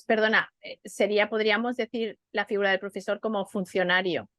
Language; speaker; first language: Spanish; native; Spanish